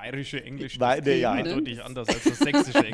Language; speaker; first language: German; native; German